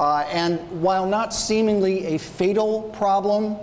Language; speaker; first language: English; native; English